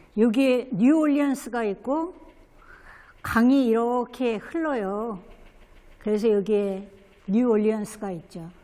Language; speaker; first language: Korean; native; Korean